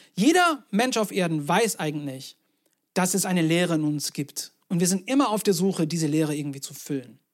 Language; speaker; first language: German; non-native, fluent; English